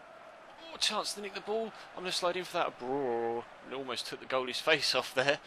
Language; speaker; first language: English; native; English